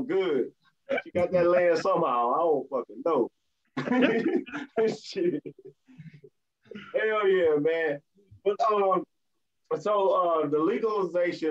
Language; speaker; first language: English; native; English